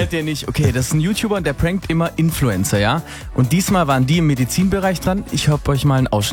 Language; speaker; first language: German; native; German